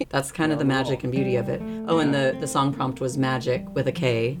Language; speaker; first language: English; early bilingual, other home language; Spanish